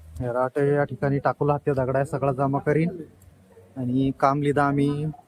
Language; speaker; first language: Marathi; native; Marathi